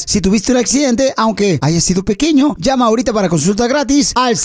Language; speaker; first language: Spanish; native; Spanish